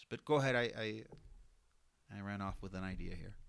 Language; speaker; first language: English; non-native, fluent; Spanish